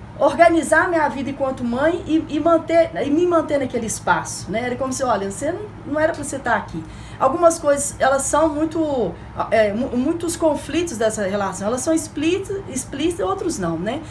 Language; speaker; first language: Portuguese; native; Portuguese